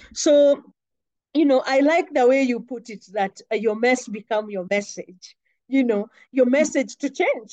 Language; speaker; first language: English; non-native, local second language; Kikuyu